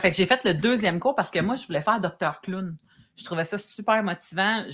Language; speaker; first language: French; native; French